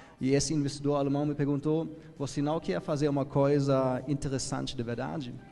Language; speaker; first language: Portuguese; non-native, fluent; German